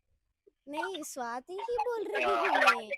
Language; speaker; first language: Hindi; non-native, local second language; Telugu